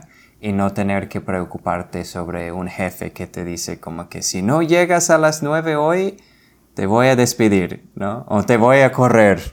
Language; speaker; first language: Spanish; non-native, fluent; English